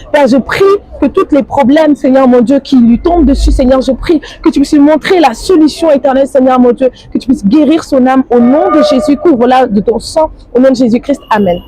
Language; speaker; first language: French; native; French